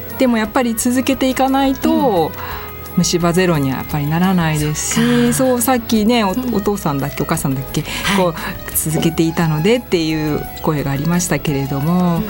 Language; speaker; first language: Japanese; native; Japanese